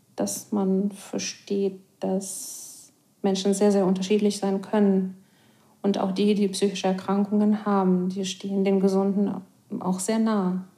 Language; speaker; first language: German; non-native, fluent; Russian